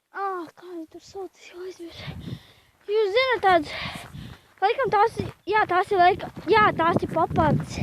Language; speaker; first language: Latvian; non-native, local second language; Russian